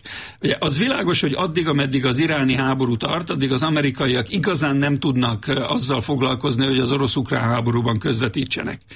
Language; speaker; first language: Hungarian; native; Hungarian